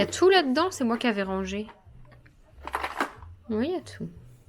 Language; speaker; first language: French; native; French